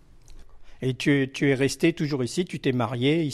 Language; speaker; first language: French; native; French